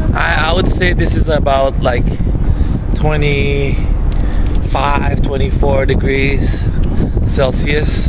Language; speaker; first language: English; non-native, fluent; Indonesian